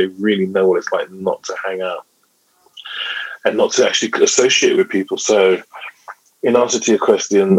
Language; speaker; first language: English; native; English